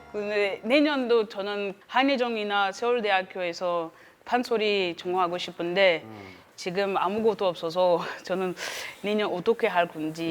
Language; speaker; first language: Korean; non-native, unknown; French